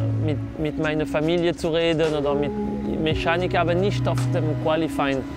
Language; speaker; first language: German; non-native, local second language; French